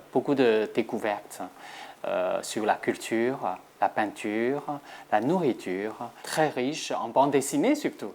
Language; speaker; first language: French; non-native, fluent; Chinese